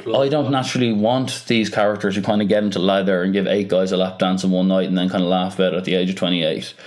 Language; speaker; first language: English; native; English